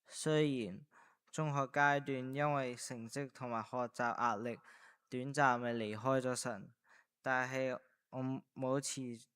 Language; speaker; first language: Chinese; early bilingual, heritage; Cantonese